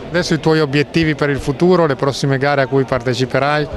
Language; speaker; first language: Italian; native; Italian